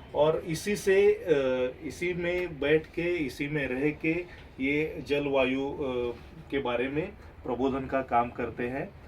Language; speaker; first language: Hindi; non-native, local second language; Marathi